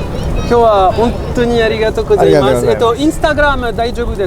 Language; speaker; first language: Japanese; non-native, learner; French